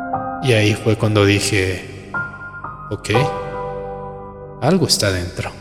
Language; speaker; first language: Spanish; native; Spanish